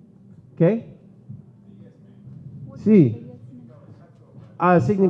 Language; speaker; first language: Spanish; non-native, learner; English